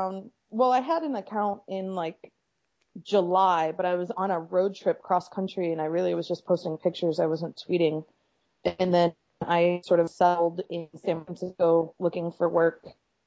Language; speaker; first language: English; native; English